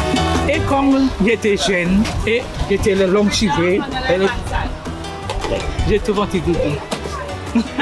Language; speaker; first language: French; non-native, local second language; English